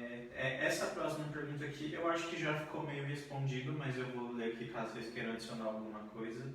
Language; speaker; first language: Portuguese; native; Portuguese